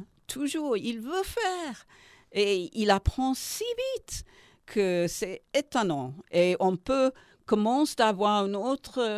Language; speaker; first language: French; non-native, learner; English